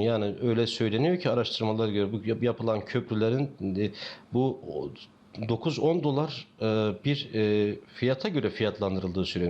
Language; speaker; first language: Turkish; native; Turkish